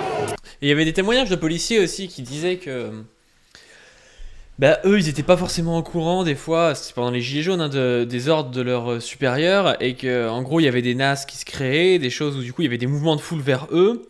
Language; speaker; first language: French; native; French